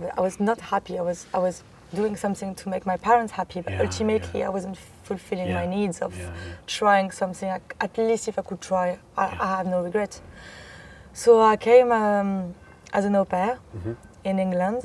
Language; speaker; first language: English; non-native, fluent; French